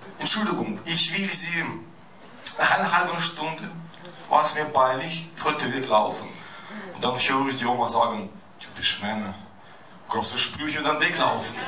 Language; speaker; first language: German; non-native, fluent; Russian